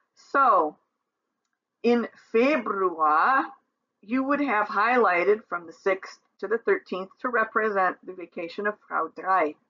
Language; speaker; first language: English; native; English